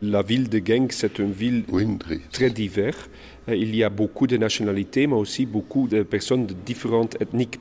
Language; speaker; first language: French; non-native, local second language; Dutch